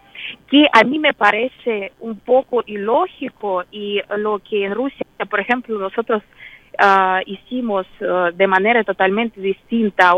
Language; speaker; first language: Spanish; non-native, fluent; Russian